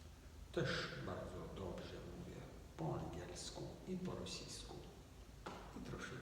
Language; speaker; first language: Polish; non-native, fluent; Armenian